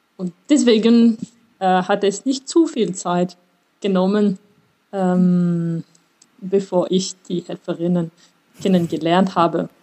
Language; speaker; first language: German; non-native, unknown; French